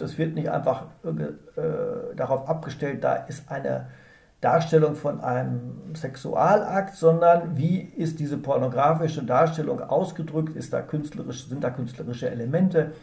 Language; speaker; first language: German; native; German